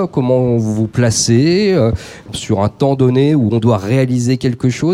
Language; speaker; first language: French; native; French